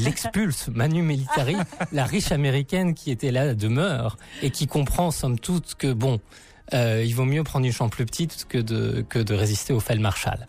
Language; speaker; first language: French; native; French